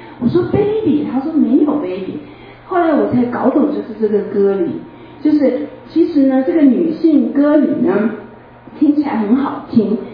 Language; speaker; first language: Chinese; native; Chinese